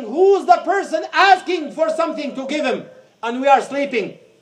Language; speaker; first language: English; non-native, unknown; Arabic